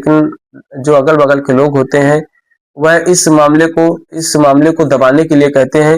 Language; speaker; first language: Hindi; native; Hindi